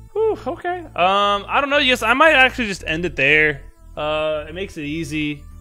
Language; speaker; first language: English; native; English